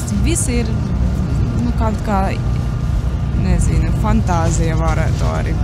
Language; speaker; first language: Latvian; non-native, local second language; Russian